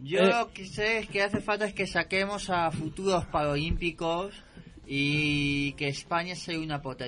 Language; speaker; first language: Spanish; native; Spanish